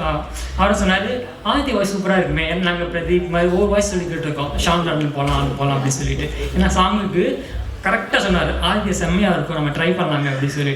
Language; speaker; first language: Tamil; native; Tamil